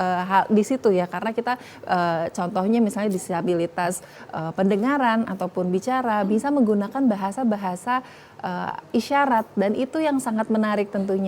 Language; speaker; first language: Indonesian; native; Indonesian